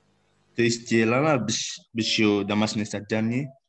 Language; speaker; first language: Russian; non-native, learner; Indonesian